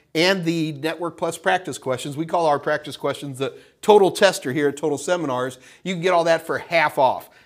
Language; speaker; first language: English; native; English